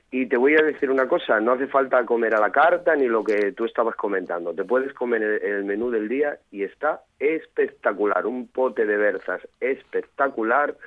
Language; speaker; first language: Spanish; native; Spanish